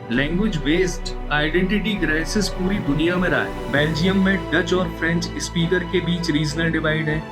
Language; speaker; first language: Hindi; native; Hindi